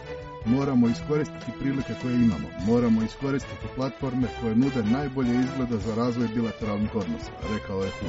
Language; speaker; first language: Serbian; native; Serbian